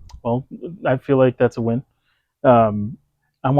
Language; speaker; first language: English; native; English